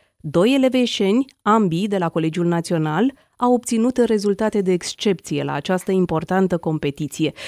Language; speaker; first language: Romanian; native; Romanian